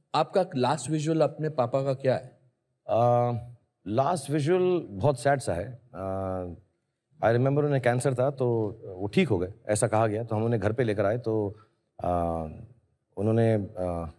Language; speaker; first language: Hindi; native; Hindi